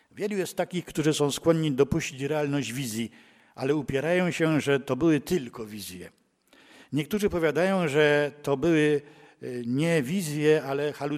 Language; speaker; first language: Polish; native; Polish